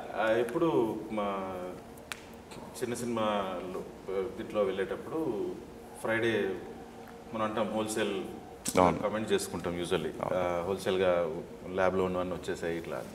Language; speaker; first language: Telugu; native; Telugu